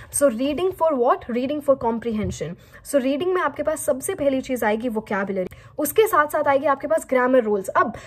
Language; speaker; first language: Hindi; native; Hindi